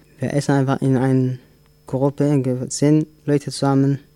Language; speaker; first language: German; non-native, learner; Tigrinya